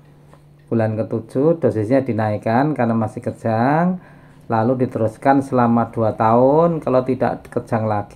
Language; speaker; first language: Indonesian; native; Indonesian